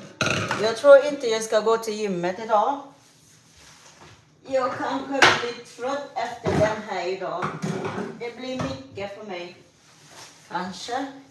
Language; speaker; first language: Swedish; non-native, fluent; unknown